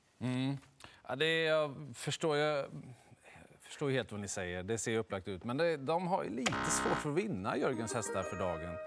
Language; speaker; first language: Swedish; native; Swedish